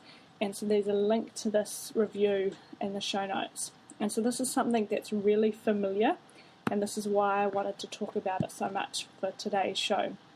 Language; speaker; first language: English; native; English